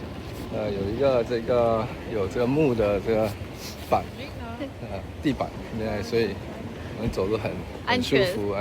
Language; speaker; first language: Chinese; non-native, learner; Hebrew